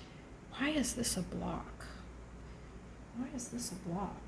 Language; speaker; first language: English; native; English